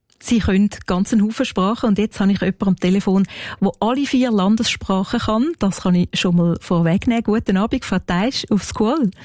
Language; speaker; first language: German; native; German